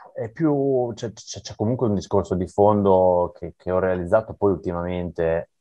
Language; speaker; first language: Italian; native; Italian